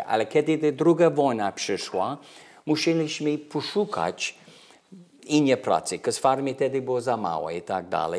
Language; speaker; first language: Polish; early bilingual, heritage; English